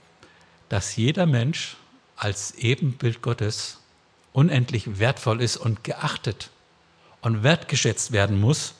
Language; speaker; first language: German; native; German